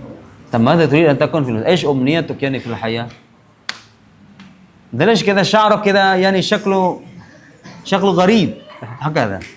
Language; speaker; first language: Arabic; non-native, fluent; Indonesian